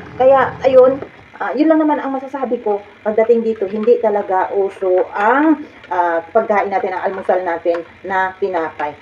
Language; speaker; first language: Filipino; native; Filipino